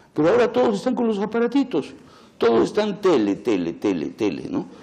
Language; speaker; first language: Spanish; native; Spanish